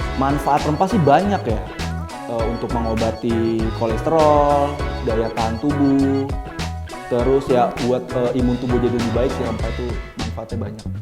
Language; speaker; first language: Indonesian; native; Indonesian